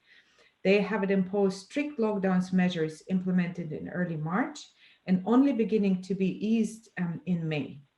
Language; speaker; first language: English; non-native, fluent; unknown